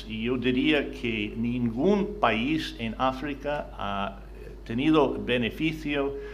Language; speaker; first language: Spanish; non-native, fluent; English